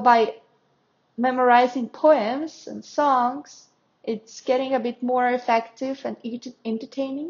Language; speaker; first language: English; non-native, fluent; Russian